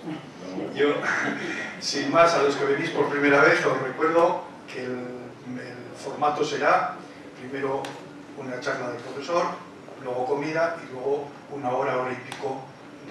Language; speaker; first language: Spanish; native; Spanish